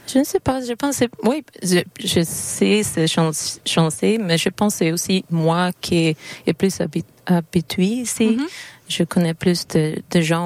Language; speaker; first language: French; non-native, learner; Swedish